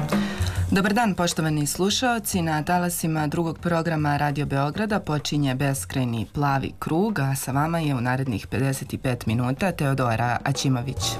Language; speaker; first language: Serbian; native; Serbian